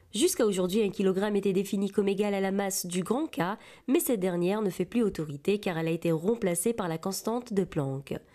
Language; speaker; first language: French; non-native, local second language; Arabic